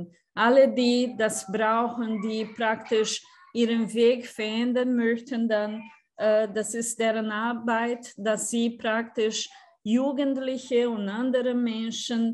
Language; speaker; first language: German; non-native, fluent; Portuguese